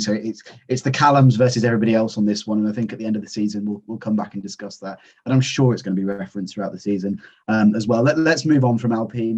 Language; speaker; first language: English; native; English